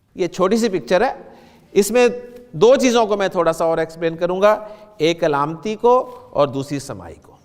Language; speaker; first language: Urdu; native; Urdu